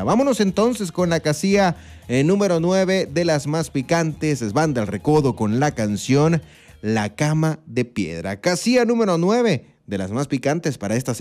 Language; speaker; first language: Spanish; native; Spanish